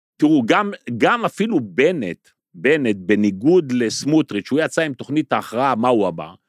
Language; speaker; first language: Hebrew; native; Hebrew